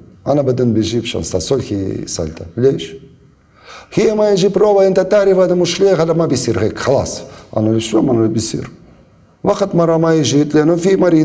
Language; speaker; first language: Arabic; non-native, learner; Russian